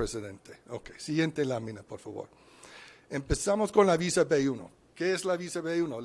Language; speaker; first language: Spanish; non-native, fluent; English